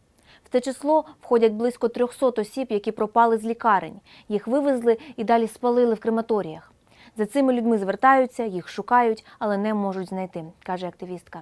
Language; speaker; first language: Ukrainian; native; Ukrainian